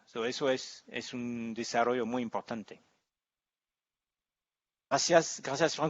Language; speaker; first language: Spanish; non-native, learner; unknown